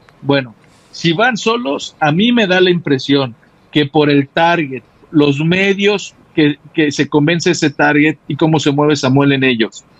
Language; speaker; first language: Spanish; native; Spanish